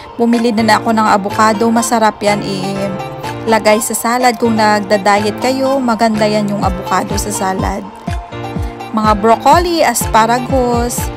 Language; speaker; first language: Filipino; native; Filipino